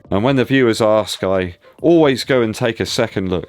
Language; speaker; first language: English; native; English